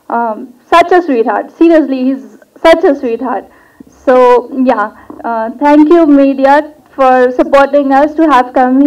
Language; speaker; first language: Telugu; non-native, local second language; Hindi